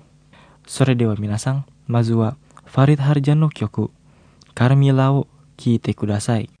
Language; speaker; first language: Japanese; non-native, fluent; Indonesian